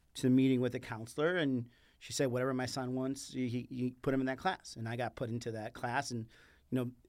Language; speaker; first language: English; early bilingual, other home language; Spanish